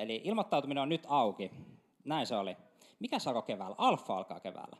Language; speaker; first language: Finnish; native; Finnish